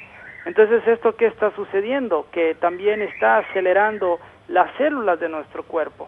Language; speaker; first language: Spanish; native; Spanish